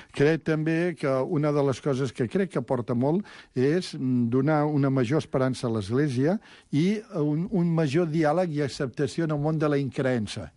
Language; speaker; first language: Catalan; native; Catalan